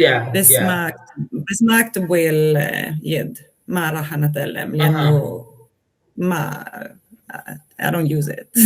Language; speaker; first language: Arabic; non-native, learner; Swedish